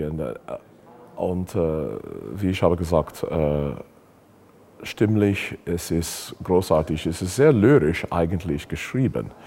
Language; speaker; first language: German; non-native, learner; English